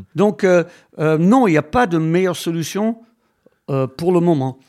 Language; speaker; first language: French; non-native, fluent; English